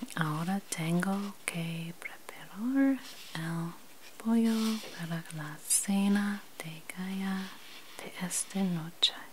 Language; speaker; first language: Spanish; non-native, learner; English